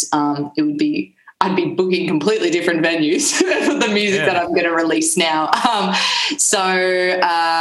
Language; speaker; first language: English; native; English